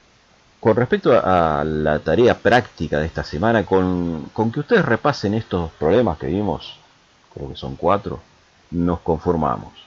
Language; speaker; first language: Spanish; native; Spanish